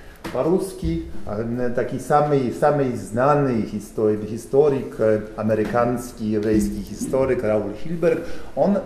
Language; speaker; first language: Russian; non-native, learner; Polish